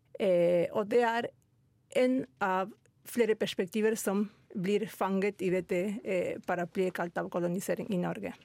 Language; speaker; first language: Norwegian; non-native, fluent; Spanish